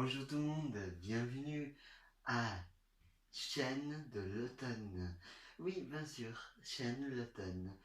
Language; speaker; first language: French; non-native, learner; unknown